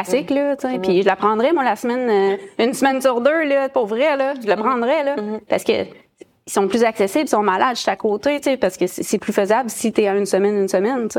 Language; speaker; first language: French; native; French